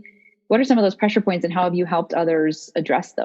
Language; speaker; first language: English; native; English